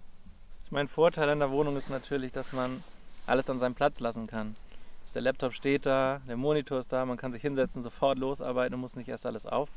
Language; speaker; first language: German; native; German